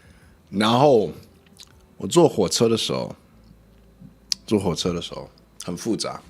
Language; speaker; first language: Chinese; non-native, learner; English